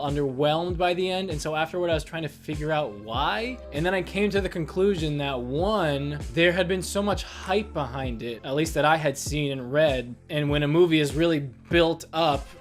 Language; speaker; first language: English; native; English